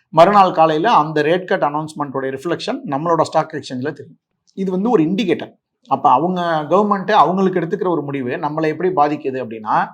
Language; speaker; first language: Tamil; native; Tamil